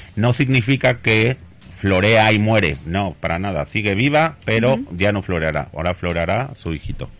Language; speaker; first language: Spanish; native; Spanish